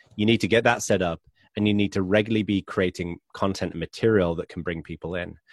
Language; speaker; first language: English; native; English